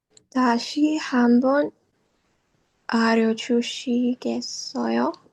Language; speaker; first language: Korean; non-native, learner; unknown